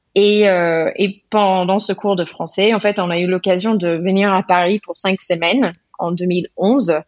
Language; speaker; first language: French; non-native, fluent; English